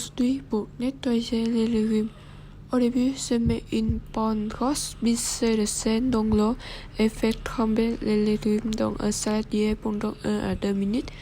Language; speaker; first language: French; non-native, learner; Vietnamese